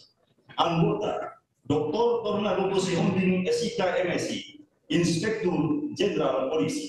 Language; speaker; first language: Indonesian; native; Indonesian